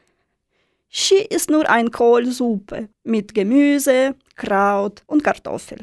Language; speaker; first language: German; non-native, fluent; Russian